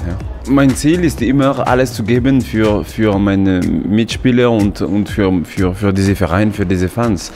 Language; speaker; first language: German; non-native, fluent; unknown